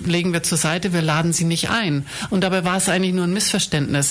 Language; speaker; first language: German; native; German